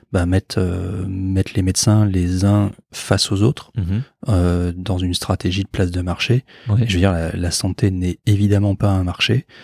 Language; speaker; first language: French; native; French